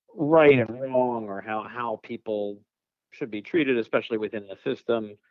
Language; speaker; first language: English; native; English